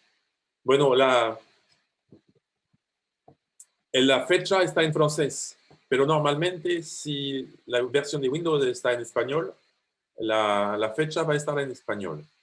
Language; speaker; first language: Spanish; non-native, fluent; French